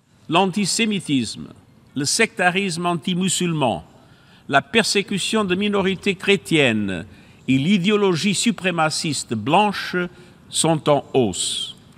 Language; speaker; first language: French; non-native, fluent; Portuguese